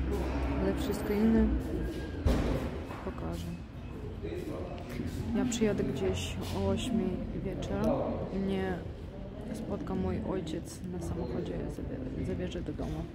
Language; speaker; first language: Polish; non-native, learner; Ukrainian